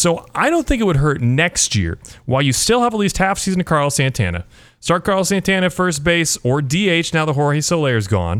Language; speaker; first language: English; native; English